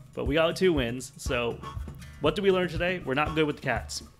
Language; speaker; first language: English; native; English